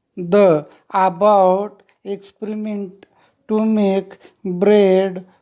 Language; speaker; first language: English; non-native, local second language; Marathi